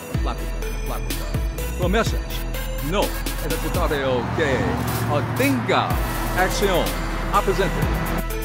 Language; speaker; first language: Spanish; non-native, learner; English